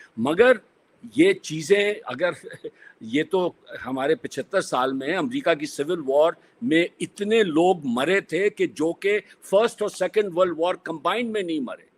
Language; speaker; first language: Urdu; native; Urdu